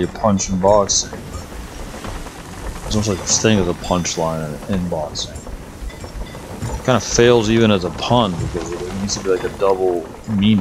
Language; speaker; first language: English; early bilingual, other home language; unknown